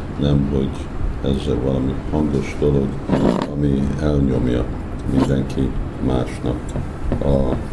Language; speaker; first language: Hungarian; early bilingual, heritage; Hungarian